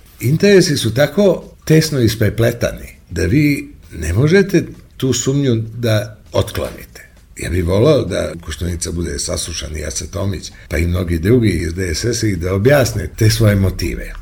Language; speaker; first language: Serbian; native; Serbian